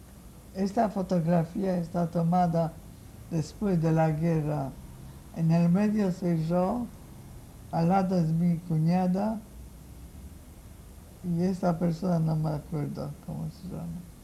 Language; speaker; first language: Spanish; non-native, fluent; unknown